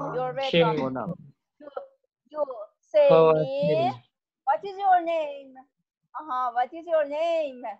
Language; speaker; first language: English; non-native, learner; Persian